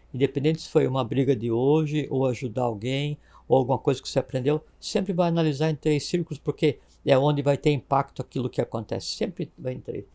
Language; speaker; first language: Portuguese; native; Portuguese